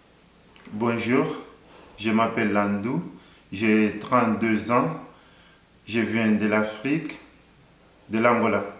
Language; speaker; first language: French; non-native, fluent; Portuguese